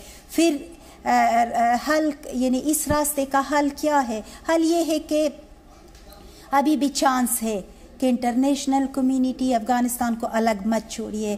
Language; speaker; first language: Hindi; non-native, learner; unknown